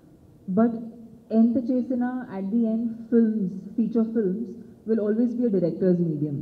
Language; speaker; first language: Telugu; non-native, fluent; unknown